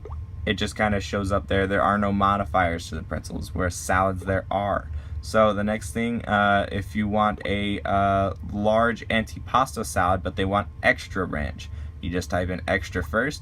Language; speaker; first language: English; native; English